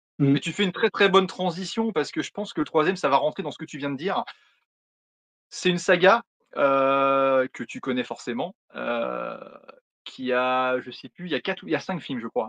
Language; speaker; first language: French; native; French